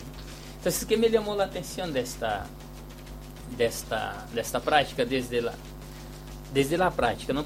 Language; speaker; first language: Spanish; non-native, fluent; Portuguese